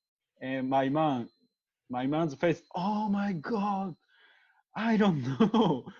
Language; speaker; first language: English; non-native, learner; Japanese